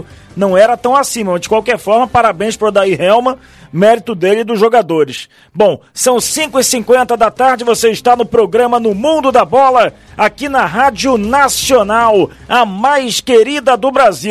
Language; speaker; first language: Portuguese; native; Portuguese